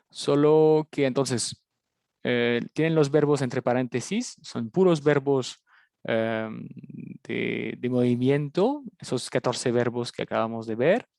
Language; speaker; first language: Spanish; non-native, fluent; French